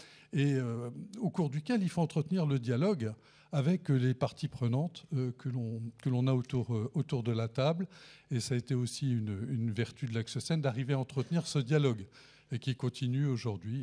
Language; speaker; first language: French; native; French